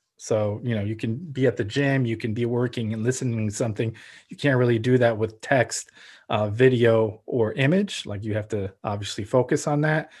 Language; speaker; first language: English; early bilingual, other home language; Ukrainian